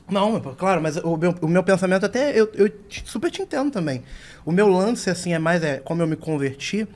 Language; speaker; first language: Portuguese; native; Portuguese